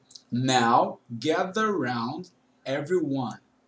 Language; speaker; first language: English; non-native, fluent; Portuguese